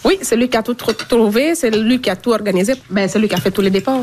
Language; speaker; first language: French; non-native, local second language; Fula